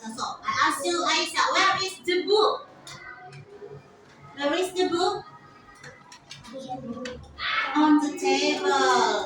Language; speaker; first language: English; non-native, learner; Indonesian